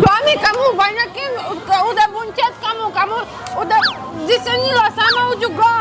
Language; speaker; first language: Indonesian; non-native, learner; Russian